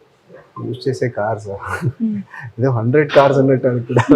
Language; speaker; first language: Telugu; non-native, fluent; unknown